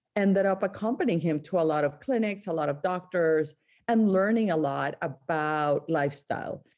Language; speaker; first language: English; non-native, fluent; Spanish